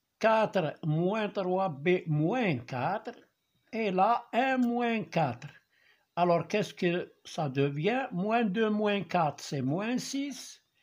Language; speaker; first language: French; non-native, local second language; Arabic